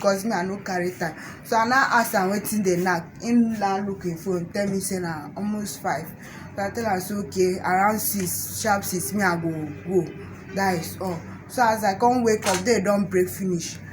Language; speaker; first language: Nigerian Pidgin; non-native, local second language; Ibibio